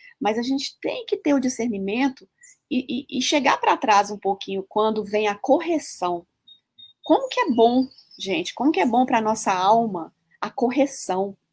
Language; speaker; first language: Portuguese; early bilingual, heritage; Portuguese